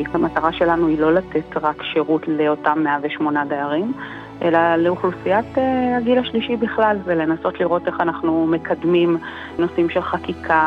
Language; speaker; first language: Hebrew; native; Hebrew